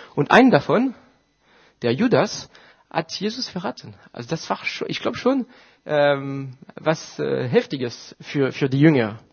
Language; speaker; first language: German; non-native, fluent; French